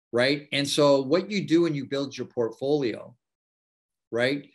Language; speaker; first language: English; native; English